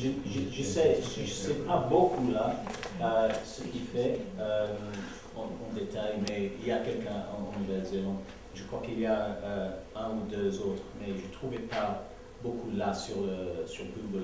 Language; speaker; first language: French; non-native, learner; English